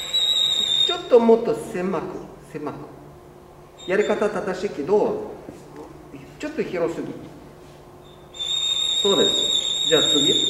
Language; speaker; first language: Japanese; non-native, learner; Russian